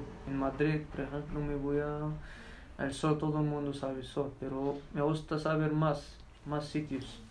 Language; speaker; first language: Spanish; non-native, learner; Berber languages